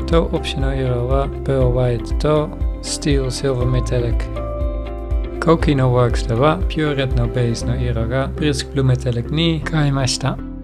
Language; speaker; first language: Japanese; non-native, learner; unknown